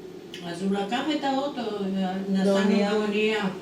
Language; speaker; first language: Hebrew; non-native, fluent; Italian